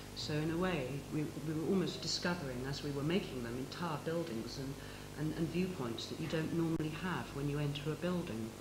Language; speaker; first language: English; native; English